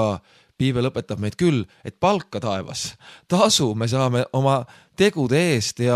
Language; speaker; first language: Estonian; native; Estonian